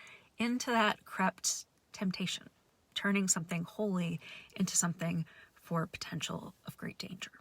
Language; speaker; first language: English; native; English